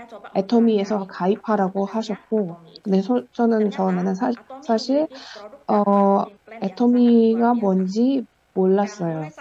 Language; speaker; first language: Korean; non-native, fluent; Indonesian